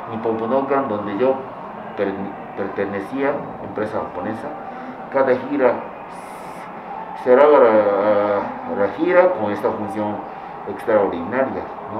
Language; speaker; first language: Spanish; non-native, fluent; Japanese